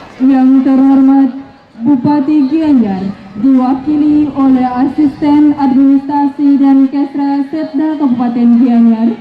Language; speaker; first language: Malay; non-native, local second language; Balinese